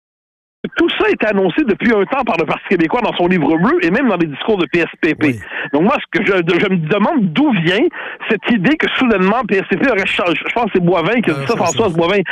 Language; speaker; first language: French; native; French